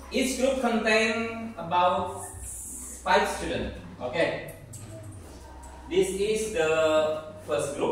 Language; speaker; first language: English; non-native, fluent; Indonesian